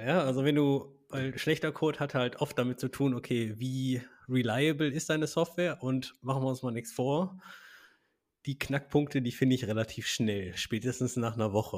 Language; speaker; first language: German; native; German